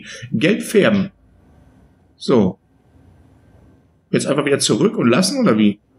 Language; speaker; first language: German; native; German